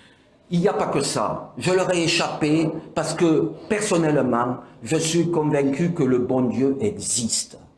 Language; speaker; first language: French; native; French